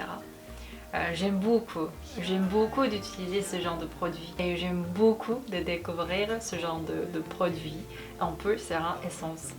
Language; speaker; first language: French; non-native, fluent; Korean